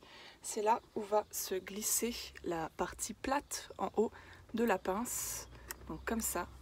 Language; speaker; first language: French; native; French